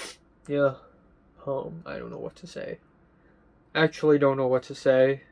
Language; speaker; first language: English; non-native, local second language; Cantonese